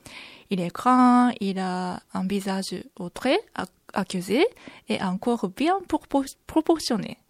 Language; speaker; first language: French; non-native, fluent; Japanese